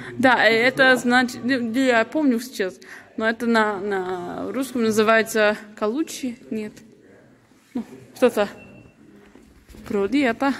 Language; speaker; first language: Russian; non-native, learner; English